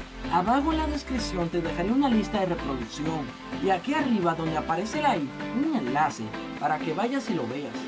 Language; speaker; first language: Spanish; native; Spanish